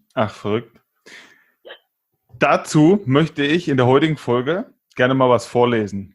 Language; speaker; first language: German; native; German